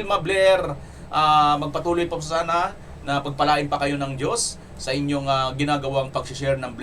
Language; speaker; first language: Filipino; native; Filipino